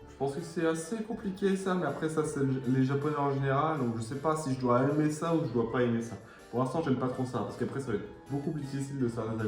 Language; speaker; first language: French; native; French